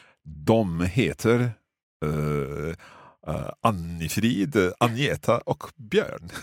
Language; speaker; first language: Swedish; non-native, learner; English